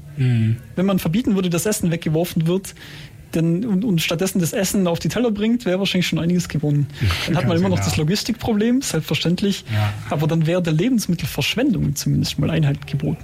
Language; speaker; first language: German; native; German